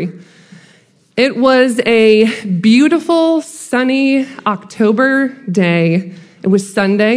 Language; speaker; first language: English; native; English